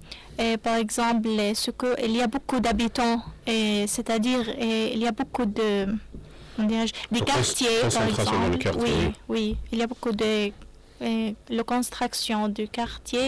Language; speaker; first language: French; non-native, learner; Arabic